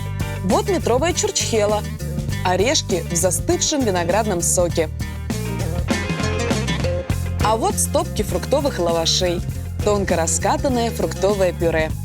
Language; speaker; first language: Russian; native; Russian